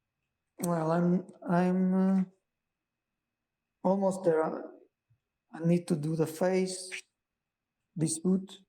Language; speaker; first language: English; non-native, learner; Portuguese